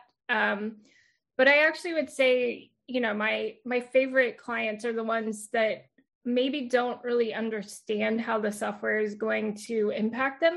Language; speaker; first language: English; native; English